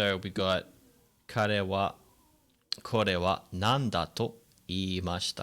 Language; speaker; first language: Japanese; non-native, fluent; English